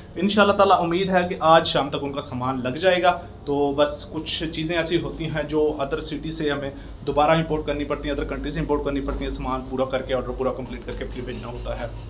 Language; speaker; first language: Urdu; non-native, local second language; Punjabi